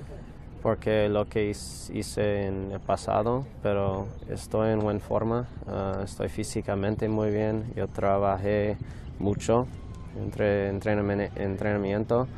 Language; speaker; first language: Spanish; non-native, learner; English